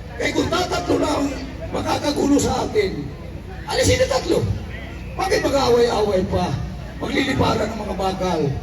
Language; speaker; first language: Filipino; non-native, local second language; Cebuano